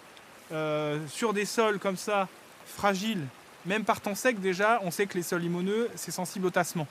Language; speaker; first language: French; native; French